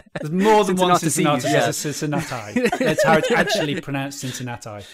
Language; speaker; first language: English; native; English